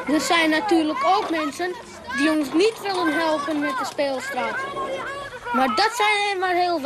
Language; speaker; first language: Dutch; native; Dutch